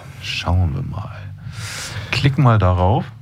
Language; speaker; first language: German; native; German